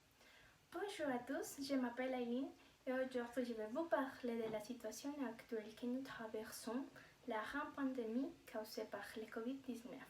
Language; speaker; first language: French; non-native, learner; Spanish